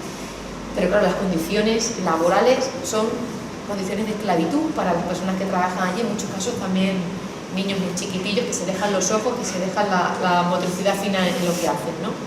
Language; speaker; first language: Spanish; native; Spanish